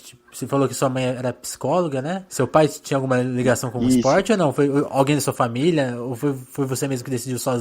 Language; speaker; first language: Portuguese; native; Portuguese